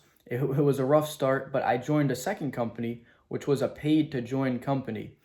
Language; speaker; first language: English; native; English